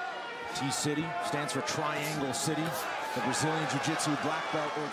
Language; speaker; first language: English; native; English